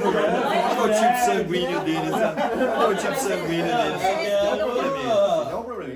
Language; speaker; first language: Portuguese; native; Portuguese